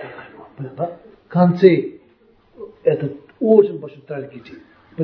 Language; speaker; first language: Russian; non-native, learner; Tibetan